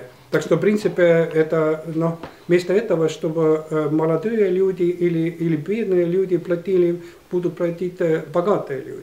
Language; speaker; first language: Russian; non-native, fluent; Estonian